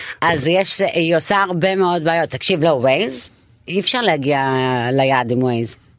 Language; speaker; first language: Hebrew; non-native, local second language; Arabic